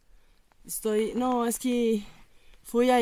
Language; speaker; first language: Spanish; non-native, fluent; Portuguese